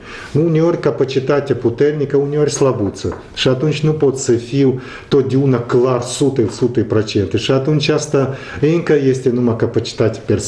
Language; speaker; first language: Romanian; non-native, local second language; Russian